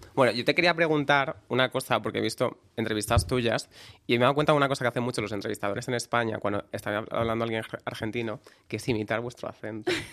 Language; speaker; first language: Spanish; native; Spanish